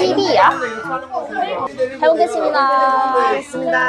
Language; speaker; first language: Korean; non-native, fluent; Japanese